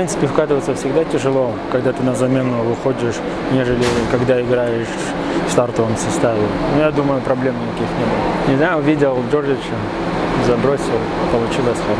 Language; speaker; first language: Russian; native; Russian